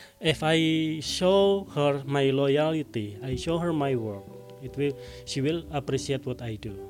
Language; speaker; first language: English; non-native, learner; Indonesian